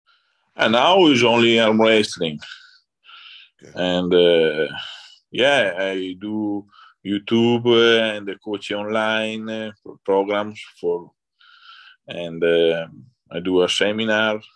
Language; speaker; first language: English; non-native, learner; Italian